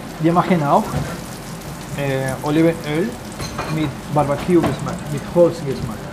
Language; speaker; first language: German; non-native, learner; Spanish